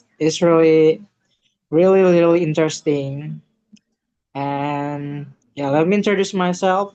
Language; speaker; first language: English; non-native, learner; Indonesian